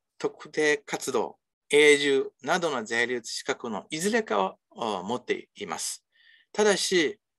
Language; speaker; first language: Japanese; non-native, fluent; Chinese